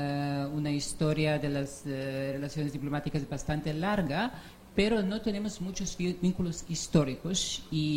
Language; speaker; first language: Spanish; non-native, fluent; Serbian